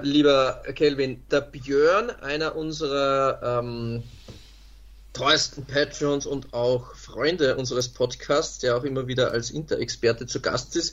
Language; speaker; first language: German; native; German